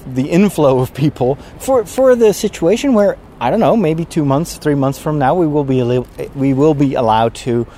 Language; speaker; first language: English; non-native, fluent; Dutch